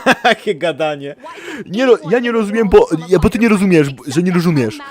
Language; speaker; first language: Polish; native; Polish